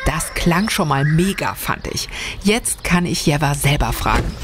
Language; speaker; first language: German; native; German